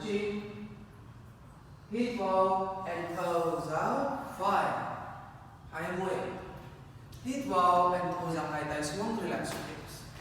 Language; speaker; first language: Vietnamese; non-native, learner; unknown